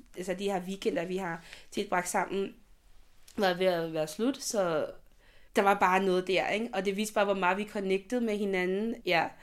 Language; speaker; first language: Danish; early bilingual, other home language; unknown